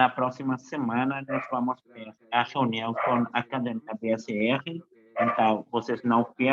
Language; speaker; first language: Portuguese; non-native, fluent; Spanish